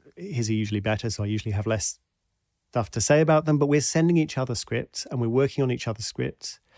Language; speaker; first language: English; native; English